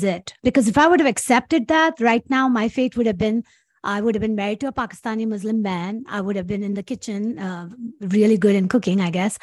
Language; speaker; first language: English; non-native, local second language; Urdu